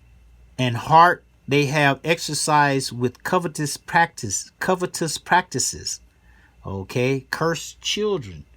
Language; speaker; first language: English; native; English